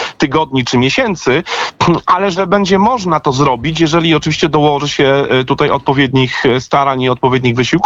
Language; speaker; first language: Polish; native; Polish